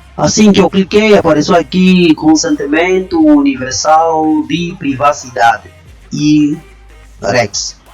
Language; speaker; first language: Portuguese; native; Portuguese